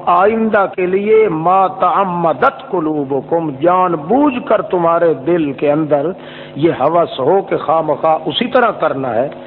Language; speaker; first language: Urdu; non-native, local second language; Saraiki